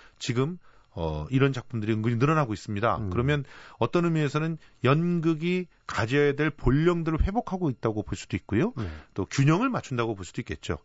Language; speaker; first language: Korean; native; Korean